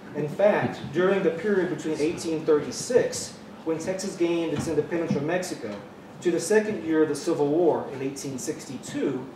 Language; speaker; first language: English; native; English